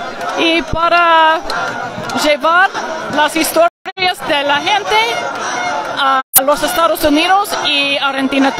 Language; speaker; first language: Spanish; non-native, learner; English